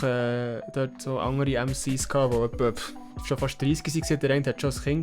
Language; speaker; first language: German; native; German